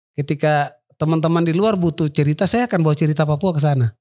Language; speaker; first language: Indonesian; native; Indonesian